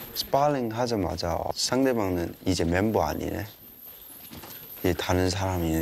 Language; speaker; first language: Korean; non-native, fluent; Cantonese